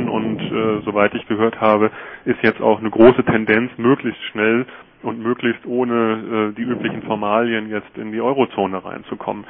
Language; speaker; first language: German; native; German